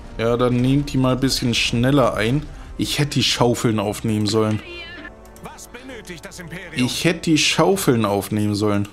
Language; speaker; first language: German; native; German